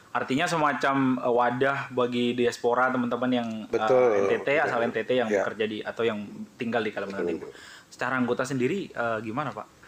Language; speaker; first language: Indonesian; native; Indonesian